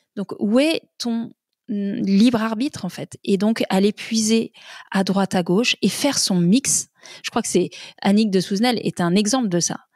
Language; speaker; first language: French; native; French